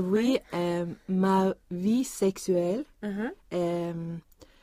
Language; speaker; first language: French; non-native, learner; Swedish